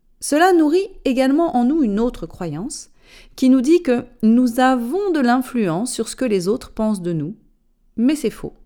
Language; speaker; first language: French; native; French